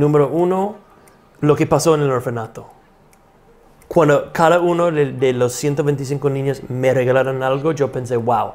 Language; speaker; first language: Spanish; non-native, fluent; English